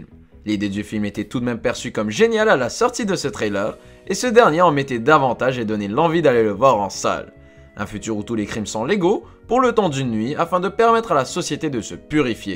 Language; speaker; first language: French; native; French